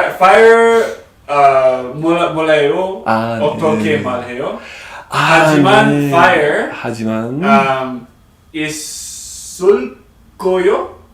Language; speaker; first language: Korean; non-native, learner; English